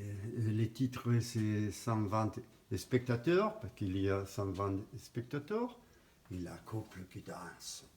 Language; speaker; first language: French; non-native, fluent; Spanish